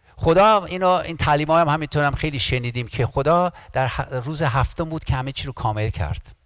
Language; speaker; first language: Persian; early bilingual, heritage; Persian